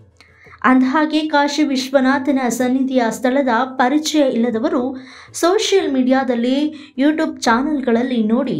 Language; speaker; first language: Kannada; native; Kannada